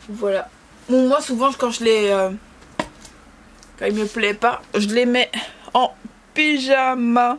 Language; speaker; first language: French; native; French